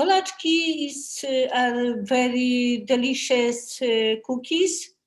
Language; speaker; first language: English; non-native, learner; Polish